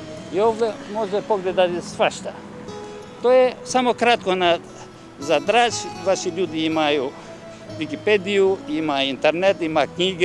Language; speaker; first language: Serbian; non-native, learner; Albanian